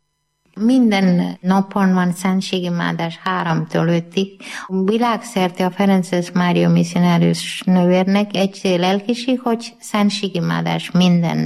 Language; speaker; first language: Hungarian; non-native, learner; Malayalam